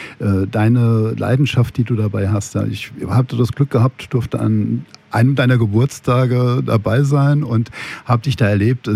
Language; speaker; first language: German; native; German